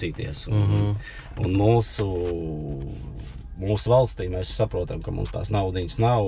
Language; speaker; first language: Latvian; non-native, local second language; Russian